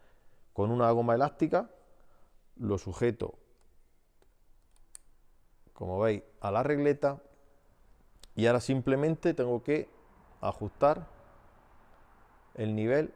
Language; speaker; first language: Spanish; native; Spanish